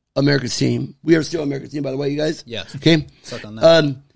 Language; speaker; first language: English; native; English